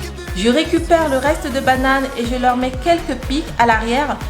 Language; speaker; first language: French; native; French